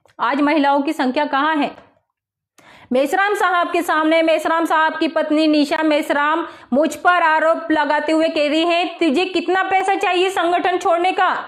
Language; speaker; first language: Hindi; non-native, local second language; Marathi